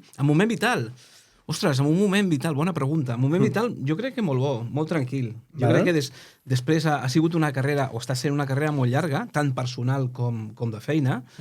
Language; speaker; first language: Catalan; native; Catalan